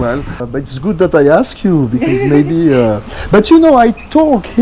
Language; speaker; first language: English; non-native, learner; French